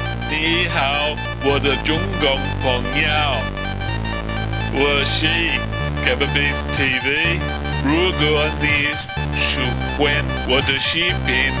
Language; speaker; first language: Chinese; non-native, learner; English